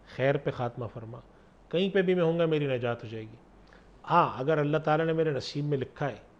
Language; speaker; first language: Urdu; native; Urdu